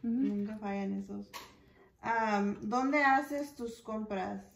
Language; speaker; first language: Spanish; early bilingual, heritage; Spanish